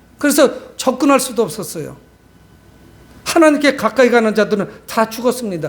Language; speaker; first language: Korean; native; Korean